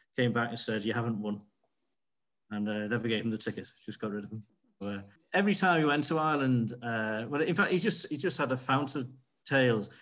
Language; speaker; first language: English; native; English